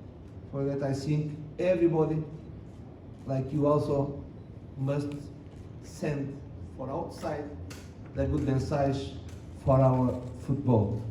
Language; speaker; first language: English; non-native, learner; Portuguese